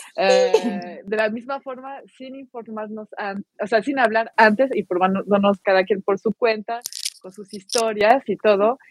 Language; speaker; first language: Spanish; non-native, fluent; French